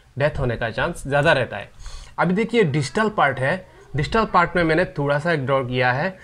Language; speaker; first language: Hindi; non-native, local second language; Bangla